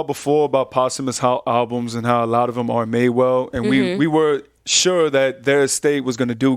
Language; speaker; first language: English; native; English